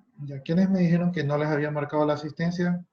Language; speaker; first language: Spanish; native; Spanish